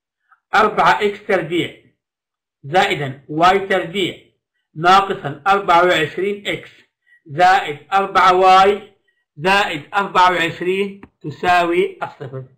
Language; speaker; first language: Arabic; native; Arabic